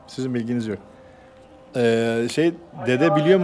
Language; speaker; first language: Turkish; native; Turkish